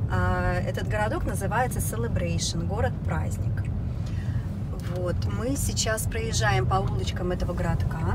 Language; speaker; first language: Russian; native; Russian